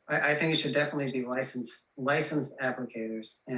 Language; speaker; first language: English; native; English